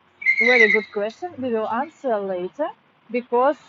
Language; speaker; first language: English; non-native, fluent; Russian